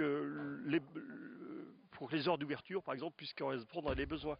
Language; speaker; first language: French; native; French